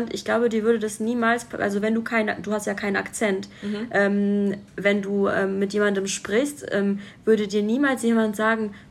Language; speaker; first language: German; native; German